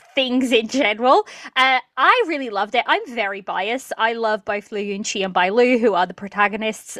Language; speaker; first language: English; early bilingual, other home language; Portuguese